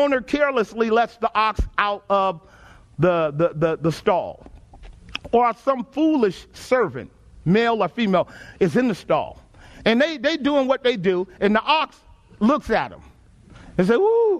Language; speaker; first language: English; native; English